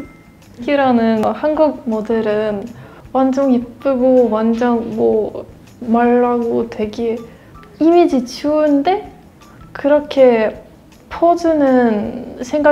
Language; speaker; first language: Korean; non-native, fluent; Russian